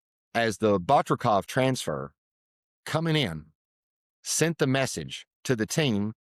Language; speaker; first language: English; native; English